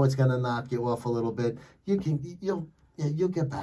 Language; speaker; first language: English; native; English